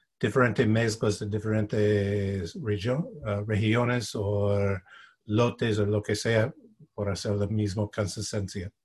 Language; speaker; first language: Spanish; non-native, fluent; English